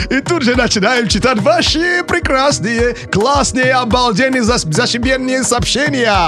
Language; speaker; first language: Russian; non-native, fluent; Yoruba